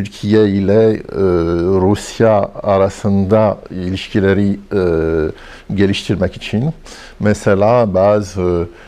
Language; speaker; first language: Turkish; non-native, fluent; French